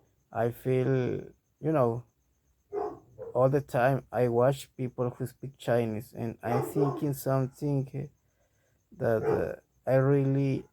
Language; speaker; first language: English; non-native, learner; Spanish